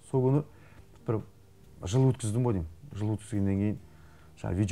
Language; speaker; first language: Kazakh; native; Kazakh